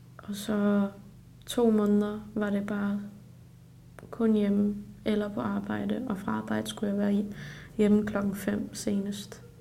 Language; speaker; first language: Danish; early bilingual, other home language; Urdu